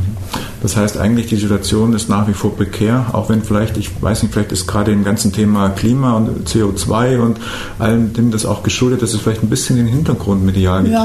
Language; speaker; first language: German; native; German